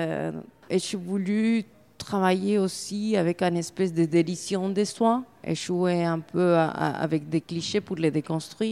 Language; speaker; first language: French; non-native, fluent; Spanish